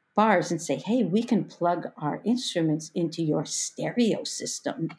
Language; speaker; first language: English; native; English